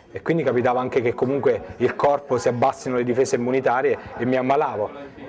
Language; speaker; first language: Italian; native; Italian